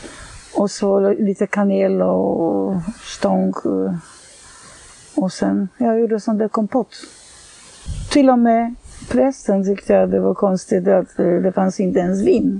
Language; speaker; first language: Swedish; non-native, fluent; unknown